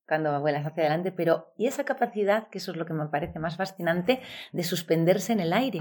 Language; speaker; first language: Spanish; native; Spanish